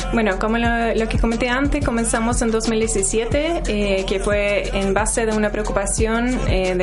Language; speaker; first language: Spanish; non-native, fluent; English